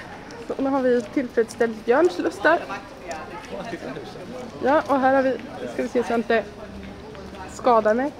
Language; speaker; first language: Swedish; native; Swedish